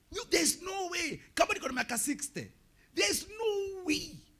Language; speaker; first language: English; non-native, local second language; Kikuyu